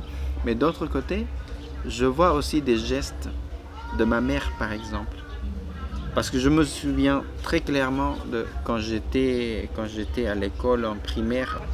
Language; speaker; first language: French; non-native, fluent; Spanish